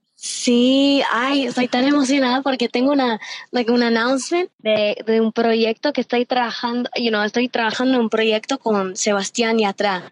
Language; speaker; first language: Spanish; early bilingual, heritage; Spanish